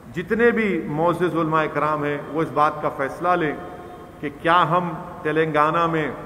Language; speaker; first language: Hindi; non-native, local second language; Urdu